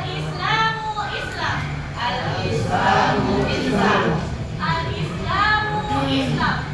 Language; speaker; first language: Arabic; non-native, fluent; Indonesian